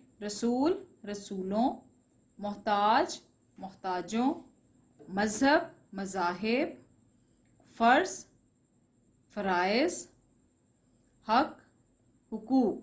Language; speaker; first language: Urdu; non-native, local second language; Punjabi